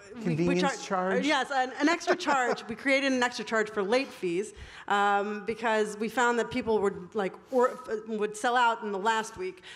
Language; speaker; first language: English; non-native, fluent; Hebrew